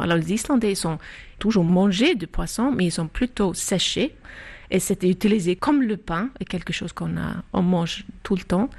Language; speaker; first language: French; non-native, fluent; Icelandic